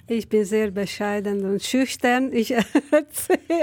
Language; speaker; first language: German; non-native, fluent; Hungarian